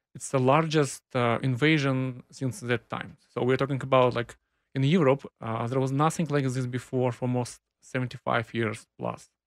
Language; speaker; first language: English; non-native, fluent; Ukrainian